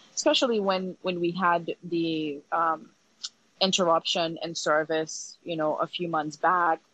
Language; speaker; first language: English; early bilingual, other home language; Haitian Creole